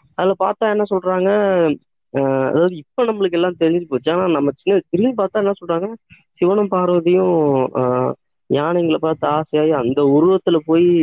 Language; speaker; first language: Tamil; native; Tamil